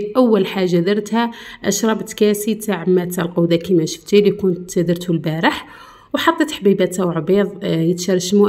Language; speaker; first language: Arabic; native; Arabic